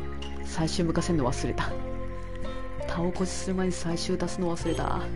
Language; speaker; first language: Japanese; native; Japanese